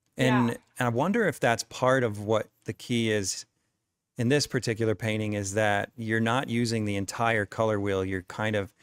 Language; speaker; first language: English; native; English